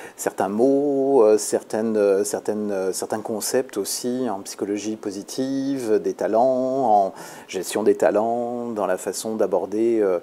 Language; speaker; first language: French; native; French